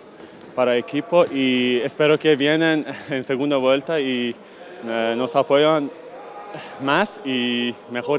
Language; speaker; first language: Spanish; non-native, learner; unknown